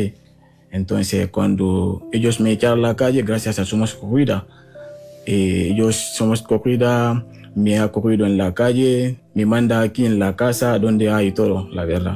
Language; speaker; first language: Spanish; non-native, learner; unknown